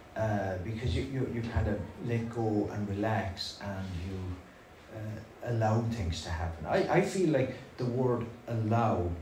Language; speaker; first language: English; native; English